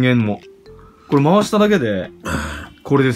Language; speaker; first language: Japanese; native; Japanese